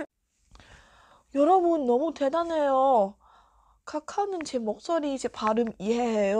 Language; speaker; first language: Korean; non-native, fluent; Thai